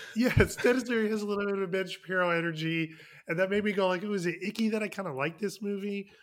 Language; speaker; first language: English; native; English